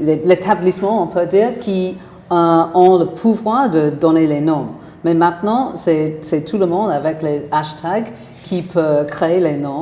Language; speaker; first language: French; non-native, fluent; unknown